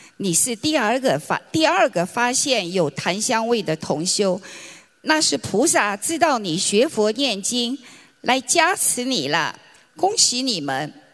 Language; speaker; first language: Chinese; native; Chinese